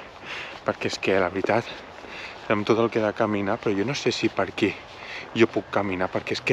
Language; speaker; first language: Catalan; native; Catalan